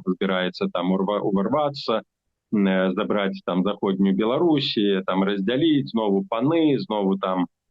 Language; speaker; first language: Belarusian; non-native, local second language; Russian